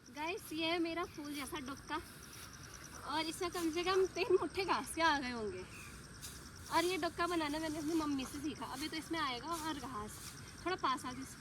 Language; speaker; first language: Hindi; native; Hindi